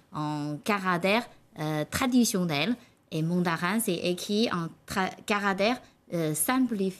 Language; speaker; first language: French; non-native, learner; Chinese